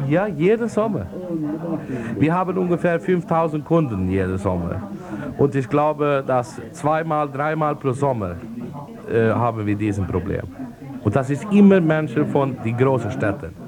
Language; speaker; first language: German; non-native, fluent; Swedish